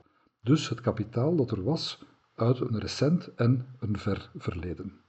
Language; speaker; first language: Dutch; native; Dutch